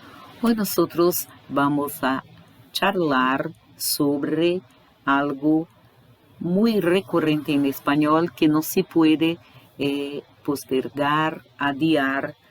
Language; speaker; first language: Spanish; non-native, fluent; Portuguese